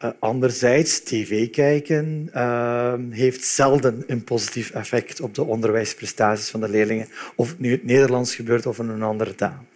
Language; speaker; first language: Dutch; early bilingual, other home language; Turkish